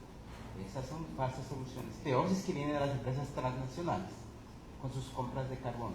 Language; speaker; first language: Spanish; native; Spanish